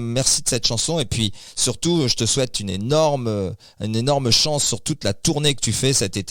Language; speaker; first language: French; native; French